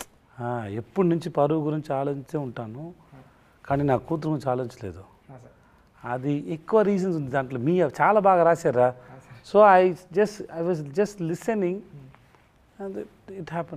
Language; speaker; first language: Telugu; non-native, local second language; Tamil